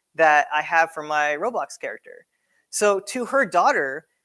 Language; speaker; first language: English; native; English